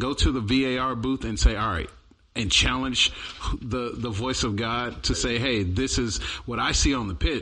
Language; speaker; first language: English; native; English